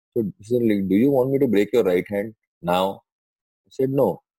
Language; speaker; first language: English; non-native, local second language; Sindhi